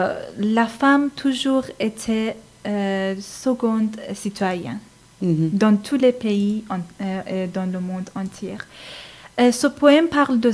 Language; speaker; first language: French; non-native, fluent; Persian